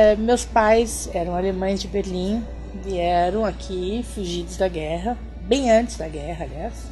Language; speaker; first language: Portuguese; early bilingual, other home language; German